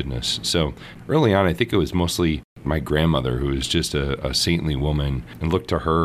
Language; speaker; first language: English; native; English